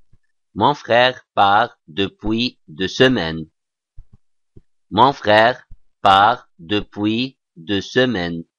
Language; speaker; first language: French; non-native, fluent; Arabic